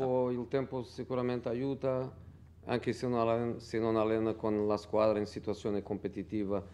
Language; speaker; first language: Italian; non-native, fluent; Portuguese